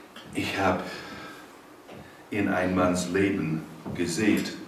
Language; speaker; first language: German; non-native, learner; English